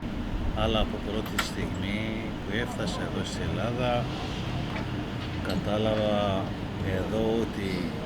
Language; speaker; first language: Greek; non-native, learner; Persian